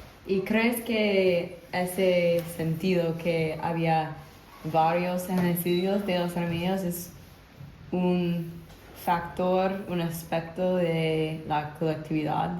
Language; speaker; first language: Spanish; non-native, learner; English